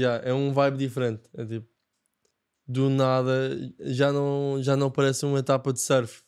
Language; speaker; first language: Portuguese; non-native, fluent; Japanese